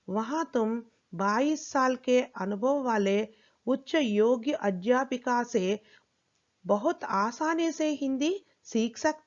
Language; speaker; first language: Hindi; non-native, local second language; Telugu